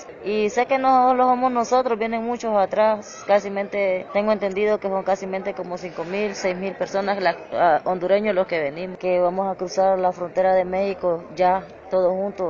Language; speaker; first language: Spanish; native; Spanish